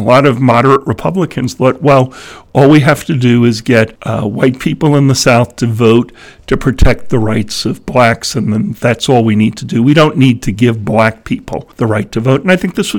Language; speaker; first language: English; native; English